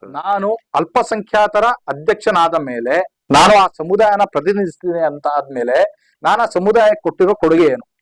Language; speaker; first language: Kannada; non-native, local second language; Urdu